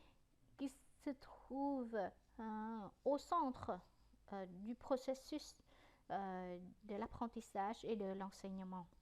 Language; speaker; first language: French; non-native, fluent; Vietnamese